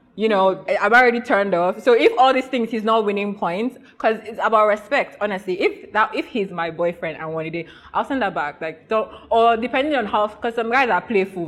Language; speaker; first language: English; non-native, local second language; Igbo